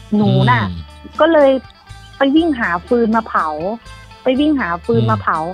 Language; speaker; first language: Thai; native; Thai